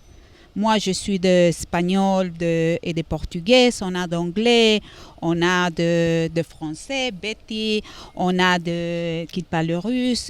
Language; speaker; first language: French; non-native, fluent; Spanish